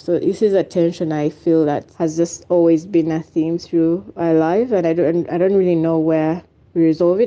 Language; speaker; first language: English; non-native, local second language; Ganda